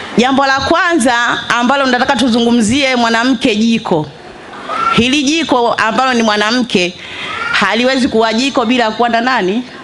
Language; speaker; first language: Swahili; native; Swahili